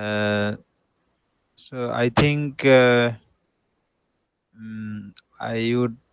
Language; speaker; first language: English; non-native, learner; Bangla